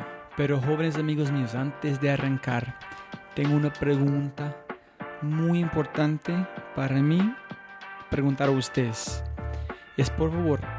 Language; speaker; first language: Spanish; non-native, fluent; English